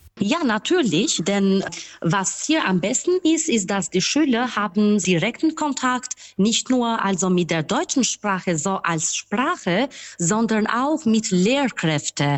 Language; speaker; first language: German; non-native, fluent; Albanian